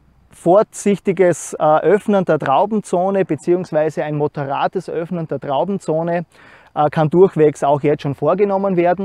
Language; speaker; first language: German; native; German